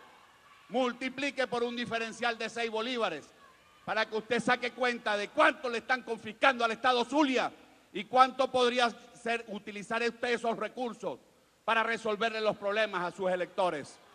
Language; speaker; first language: Spanish; native; Spanish